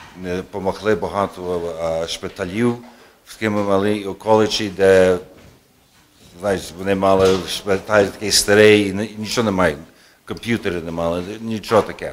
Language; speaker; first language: Ukrainian; early bilingual, heritage; Ukrainian